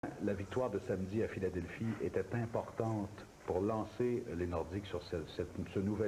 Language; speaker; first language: French; native; French